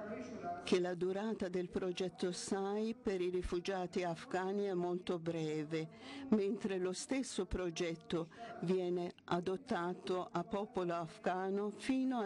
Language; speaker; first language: Italian; non-native, fluent; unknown